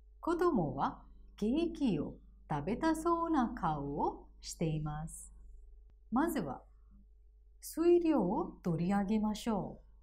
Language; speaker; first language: Japanese; non-native, fluent; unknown